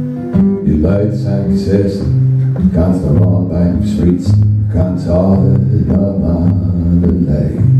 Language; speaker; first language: German; non-native, fluent; Dutch